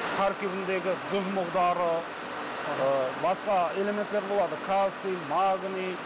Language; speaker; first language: Uzbek; non-native, local second language; Kara-Kalpak